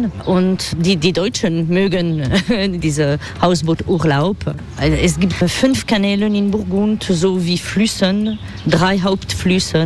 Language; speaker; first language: German; non-native, fluent; French